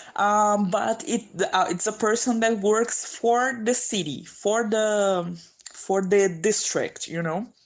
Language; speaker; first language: English; non-native, fluent; Portuguese